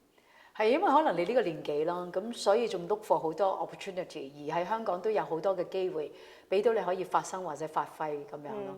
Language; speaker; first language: Cantonese; native; Cantonese